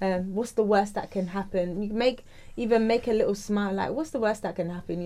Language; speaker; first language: English; native; English